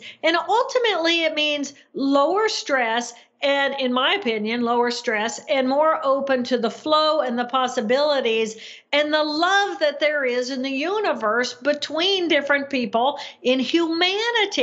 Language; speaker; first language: English; native; English